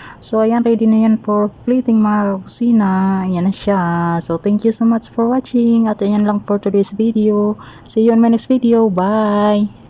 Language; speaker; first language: Filipino; non-native, local second language; Cebuano